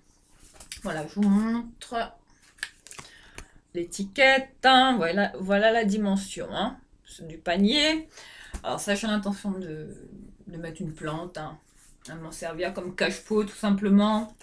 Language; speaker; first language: French; native; French